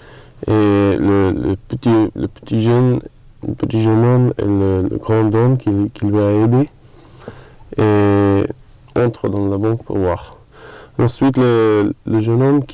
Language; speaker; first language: French; non-native, learner; English